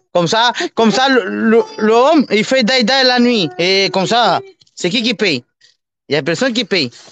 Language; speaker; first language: French; non-native, learner; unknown